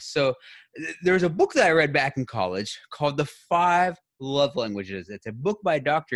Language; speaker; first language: English; native; English